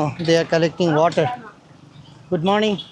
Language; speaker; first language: English; non-native, learner; Bangla